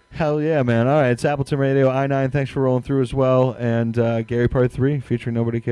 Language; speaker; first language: English; native; English